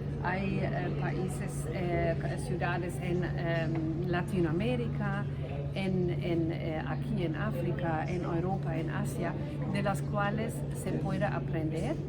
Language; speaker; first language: Spanish; non-native, fluent; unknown